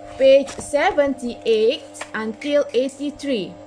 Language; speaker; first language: English; non-native, local second language; Malay